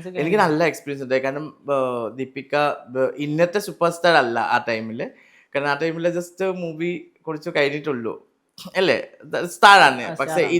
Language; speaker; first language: Malayalam; non-native, learner; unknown